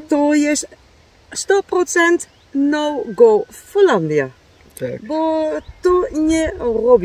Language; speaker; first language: Polish; non-native, learner; Dutch